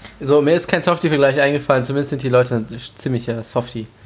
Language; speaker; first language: German; native; German